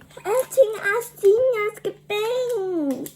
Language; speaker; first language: Portuguese; early bilingual, heritage; Portuguese